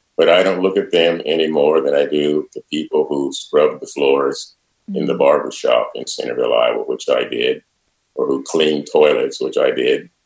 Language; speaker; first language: English; native; English